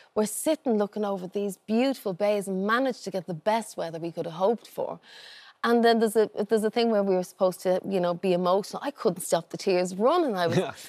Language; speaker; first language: English; native; English